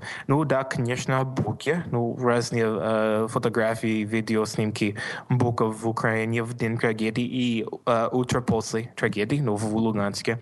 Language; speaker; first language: Russian; non-native, learner; English